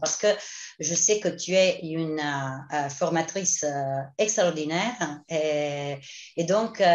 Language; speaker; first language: French; non-native, fluent; Italian